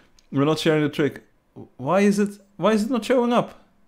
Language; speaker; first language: English; non-native, fluent; Dutch